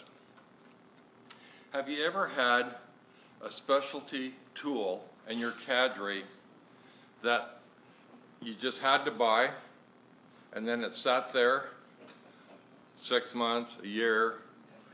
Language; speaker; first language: English; native; English